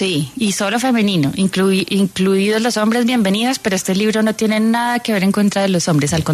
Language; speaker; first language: Spanish; native; Spanish